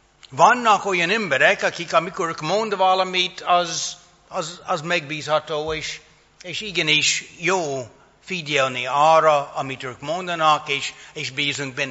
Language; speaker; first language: Hungarian; non-native, fluent; English